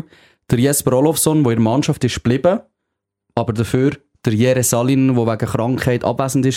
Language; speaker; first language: German; native; German